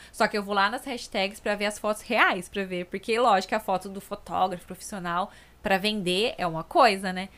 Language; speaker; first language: Portuguese; native; Portuguese